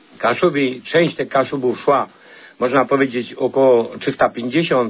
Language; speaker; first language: Polish; native; Polish